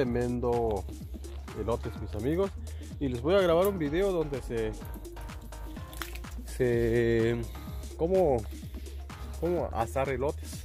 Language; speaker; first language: Spanish; native; Spanish